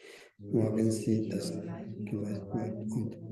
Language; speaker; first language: German; non-native, learner; Tibetan